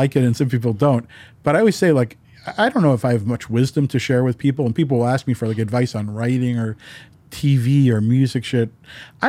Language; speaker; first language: English; native; English